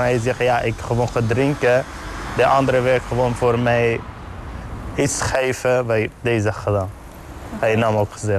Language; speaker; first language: Dutch; non-native, learner; Arabic